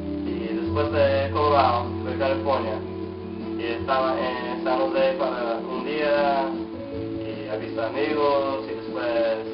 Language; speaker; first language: Spanish; non-native, learner; English